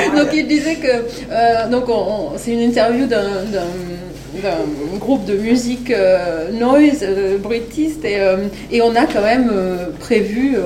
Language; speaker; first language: French; native; French